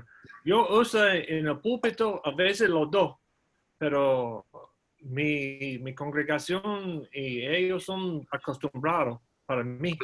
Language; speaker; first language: Spanish; non-native, learner; English